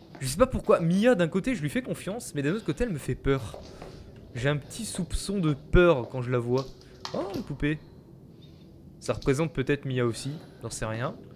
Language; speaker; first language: French; native; French